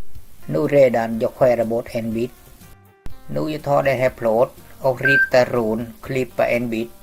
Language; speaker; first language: Swedish; non-native, learner; Vietnamese